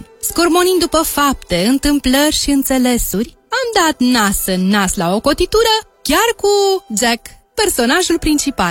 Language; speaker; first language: Romanian; native; Romanian